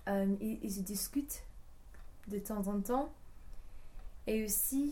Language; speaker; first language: French; non-native, learner; English